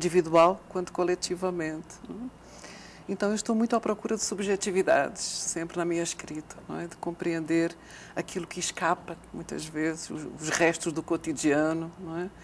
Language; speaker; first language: Portuguese; native; Portuguese